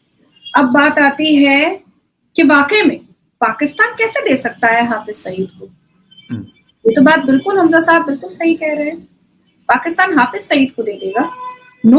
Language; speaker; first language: Hindi; native; Hindi